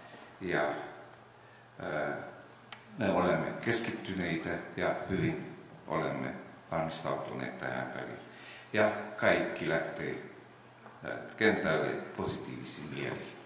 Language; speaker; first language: Finnish; non-native, fluent; Romanian